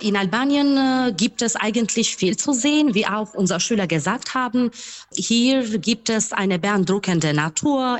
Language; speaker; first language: German; non-native, fluent; Albanian